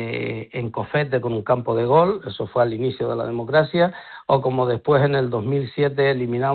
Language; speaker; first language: Spanish; native; Spanish